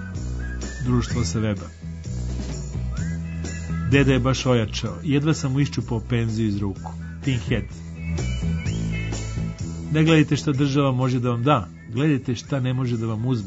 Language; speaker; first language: Croatian; native; Croatian